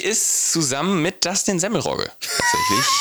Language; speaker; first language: German; native; German